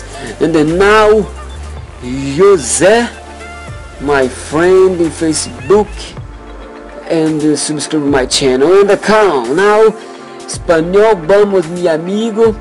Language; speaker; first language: English; non-native, learner; Portuguese